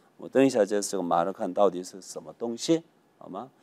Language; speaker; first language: Chinese; non-native, fluent; Korean